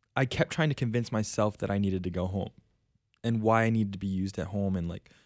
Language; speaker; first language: English; native; English